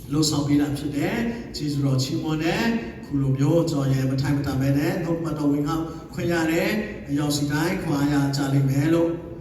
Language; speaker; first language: Burmese; non-native, local second language; Hakha Chin